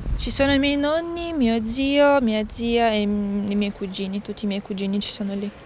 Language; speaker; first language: Italian; non-native, fluent; Ukrainian